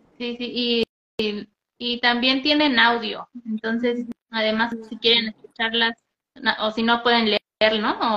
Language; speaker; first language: Spanish; native; Spanish